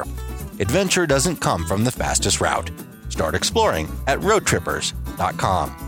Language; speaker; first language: English; native; English